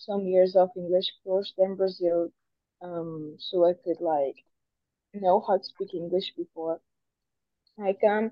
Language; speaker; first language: English; non-native, fluent; Portuguese